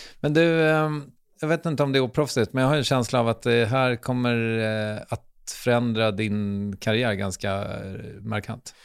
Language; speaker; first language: Swedish; native; Swedish